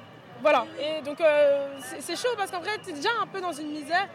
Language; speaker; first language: French; native; French